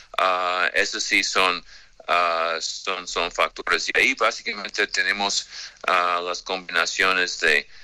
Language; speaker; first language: Spanish; non-native, fluent; English